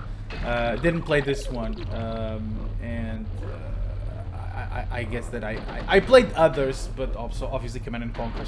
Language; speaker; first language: English; non-native, fluent; Portuguese